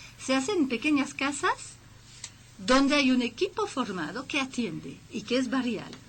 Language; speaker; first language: Spanish; non-native, fluent; French